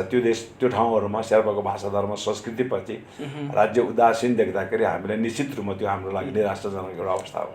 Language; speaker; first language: Nepali; non-native, local second language; Sherpa